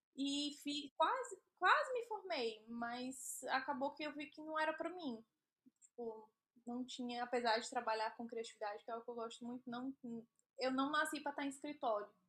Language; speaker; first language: Portuguese; native; Portuguese